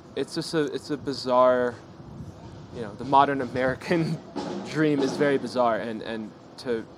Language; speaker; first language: English; native; English